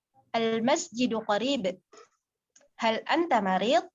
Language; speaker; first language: Arabic; non-native, learner; Indonesian